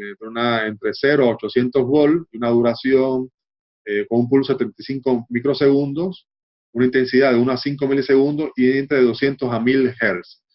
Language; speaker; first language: Spanish; native; Spanish